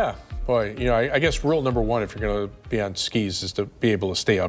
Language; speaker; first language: English; native; English